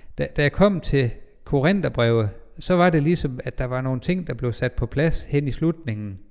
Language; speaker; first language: Danish; native; Danish